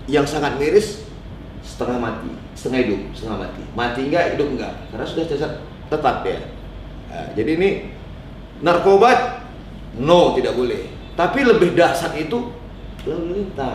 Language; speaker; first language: Indonesian; native; Indonesian